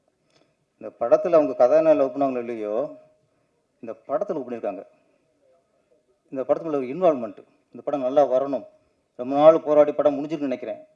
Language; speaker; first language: Tamil; native; Tamil